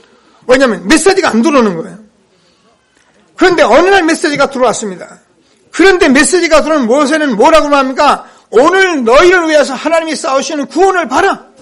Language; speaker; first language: Korean; native; Korean